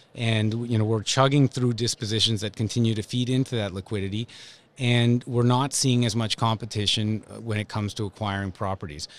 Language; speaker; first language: English; native; English